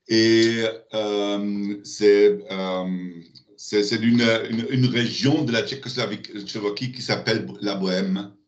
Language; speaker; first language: French; non-native, learner; German